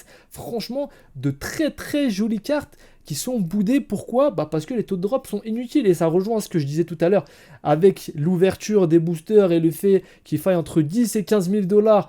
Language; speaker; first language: French; native; French